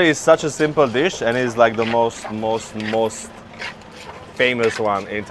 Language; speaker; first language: English; non-native, fluent; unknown